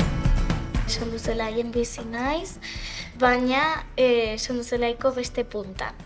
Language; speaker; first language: Basque; early bilingual, other home language; Wolof